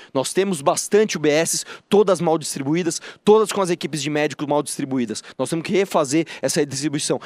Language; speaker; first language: Portuguese; native; Portuguese